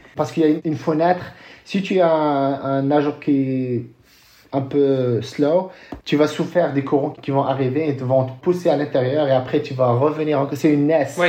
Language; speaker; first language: French; non-native, local second language; Arabic